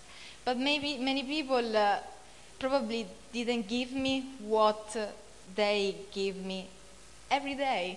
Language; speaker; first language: English; non-native, fluent; Italian